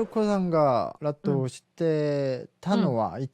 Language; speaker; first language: Japanese; non-native, fluent; Korean